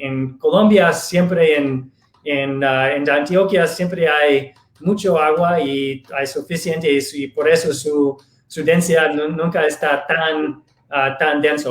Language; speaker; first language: Spanish; non-native, fluent; English